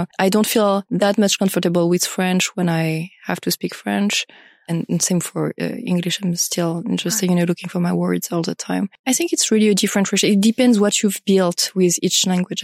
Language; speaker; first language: English; non-native, fluent; French